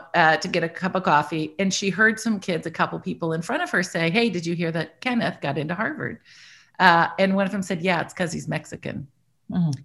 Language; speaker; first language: English; native; English